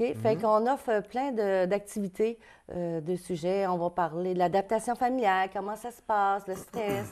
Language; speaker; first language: French; native; French